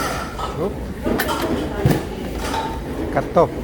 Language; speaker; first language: Russian; non-native, learner; Korean